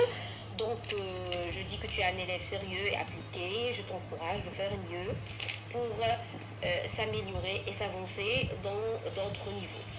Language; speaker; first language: French; non-native, fluent; Arabic